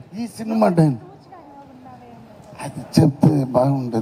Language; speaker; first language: Telugu; non-native, learner; Tamil